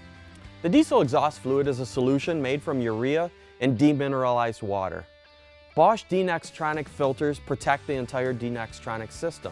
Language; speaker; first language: English; native; English